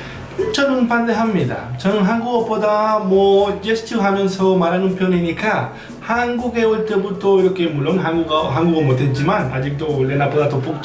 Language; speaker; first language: Korean; non-native, fluent; Spanish